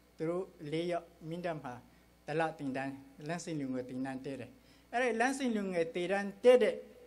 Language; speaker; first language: Burmese; non-native, local second language; Hakha Chin